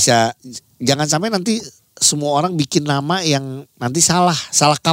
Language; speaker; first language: Indonesian; native; Indonesian